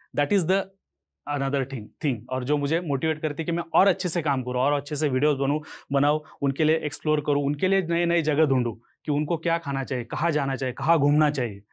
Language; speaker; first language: Hindi; non-native, local second language; Marathi